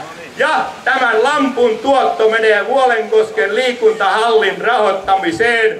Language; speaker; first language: Finnish; native; Finnish